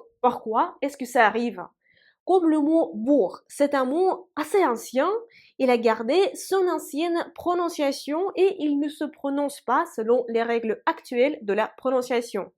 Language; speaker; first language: French; non-native, fluent; Russian